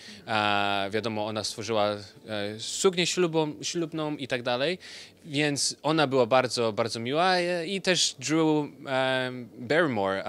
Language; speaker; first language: Polish; early bilingual, heritage; Polish